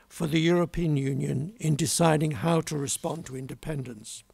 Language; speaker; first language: English; native; English